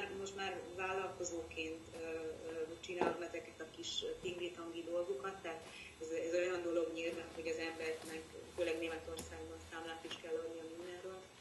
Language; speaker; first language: Hungarian; native; Hungarian